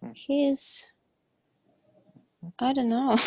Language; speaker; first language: English; non-native, learner; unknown